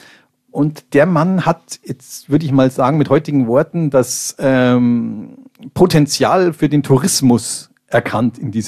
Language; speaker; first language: German; native; German